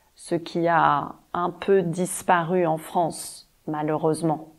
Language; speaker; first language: French; native; French